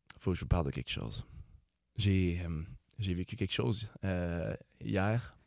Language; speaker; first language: French; native; French